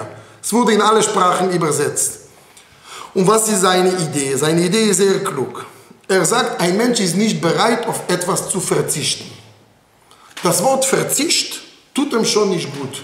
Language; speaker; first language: German; non-native, fluent; Hebrew